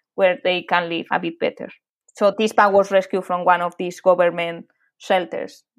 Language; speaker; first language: English; non-native, fluent; Spanish